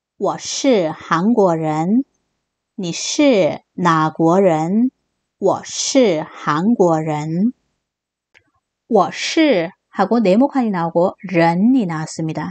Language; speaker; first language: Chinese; non-native, fluent; Korean